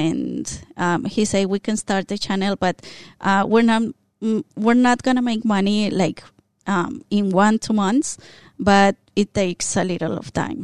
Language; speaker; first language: English; non-native, fluent; Spanish